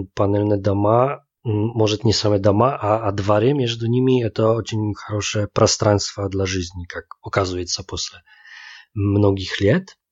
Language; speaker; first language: Russian; non-native, fluent; Polish